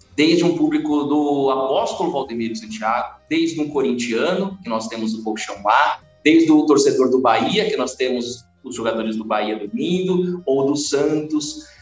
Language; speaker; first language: Portuguese; native; Portuguese